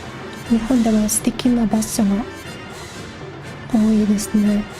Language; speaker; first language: Japanese; non-native, learner; English